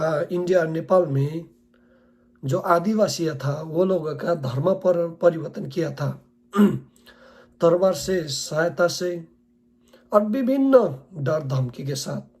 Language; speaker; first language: Hindi; non-native, learner; Nepali